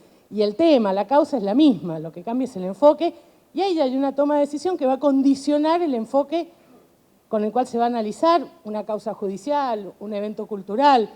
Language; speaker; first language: Spanish; native; Spanish